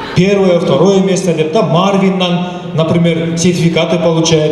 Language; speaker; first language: Russian; non-native, local second language; Kazakh